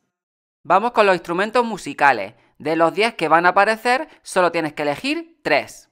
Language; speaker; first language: Spanish; native; Spanish